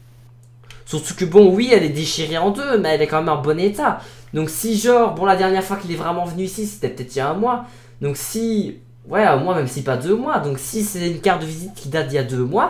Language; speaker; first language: French; native; French